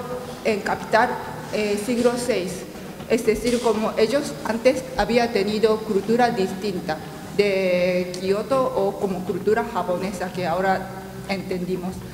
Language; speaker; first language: Spanish; non-native, learner; Japanese